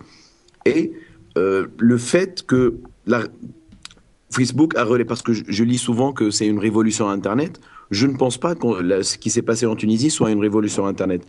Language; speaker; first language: French; non-native, local second language; Arabic